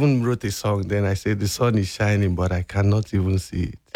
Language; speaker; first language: English; non-native, local second language; Igbo